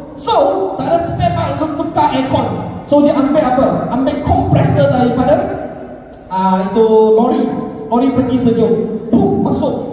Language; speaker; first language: Malay; non-native, local second language; Chinese